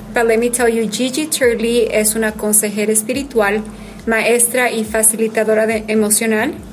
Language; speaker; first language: Spanish; early bilingual, heritage; Spanish